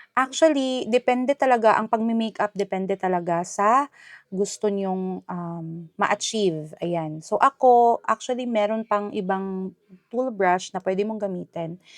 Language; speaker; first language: Filipino; non-native, local second language; Hiligaynon